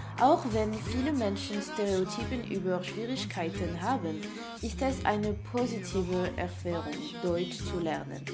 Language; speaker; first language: German; non-native, learner; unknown